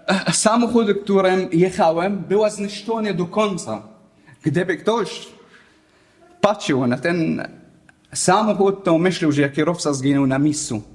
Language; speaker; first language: Polish; non-native, learner; Arabic